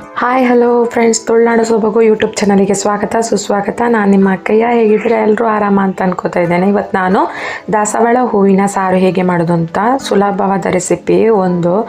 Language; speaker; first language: Kannada; non-native, local second language; Tulu